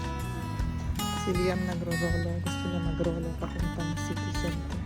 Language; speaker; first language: Filipino; native; Filipino